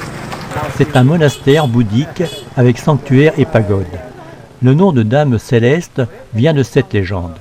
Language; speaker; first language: French; native; French